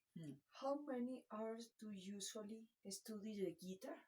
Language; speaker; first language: English; non-native, learner; Spanish